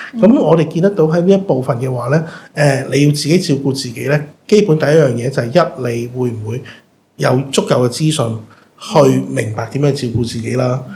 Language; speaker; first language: Cantonese; native; Cantonese